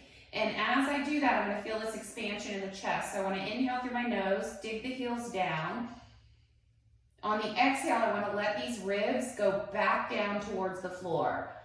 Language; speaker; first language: English; native; English